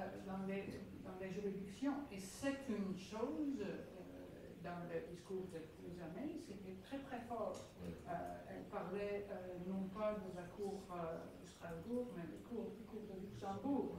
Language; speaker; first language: French; non-native, fluent; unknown